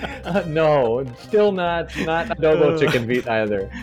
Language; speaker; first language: English; native; English